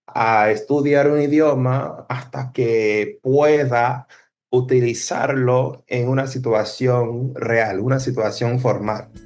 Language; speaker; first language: Spanish; non-native, fluent; English